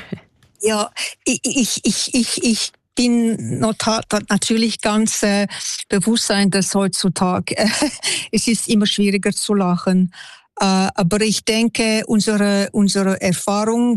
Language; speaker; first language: German; non-native, local second language; French